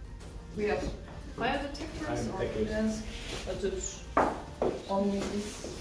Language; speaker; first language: English; non-native, learner; German